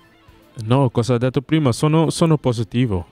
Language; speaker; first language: Italian; non-native, learner; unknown